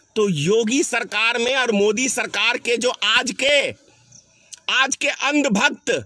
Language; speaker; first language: Hindi; native; Hindi